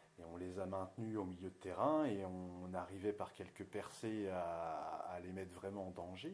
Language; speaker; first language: French; native; French